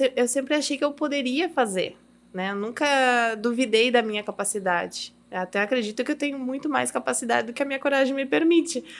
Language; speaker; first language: Portuguese; early bilingual, heritage; Portuguese